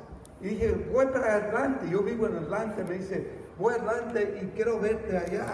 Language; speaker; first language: Spanish; non-native, fluent; English